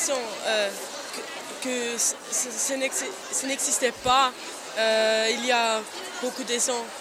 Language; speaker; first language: French; non-native, local second language; German